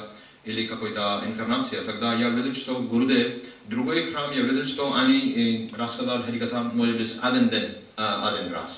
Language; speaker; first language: Russian; non-native, learner; Hindi